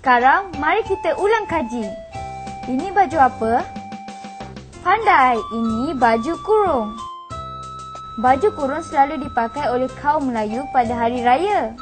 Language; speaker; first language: Malay; native; Malay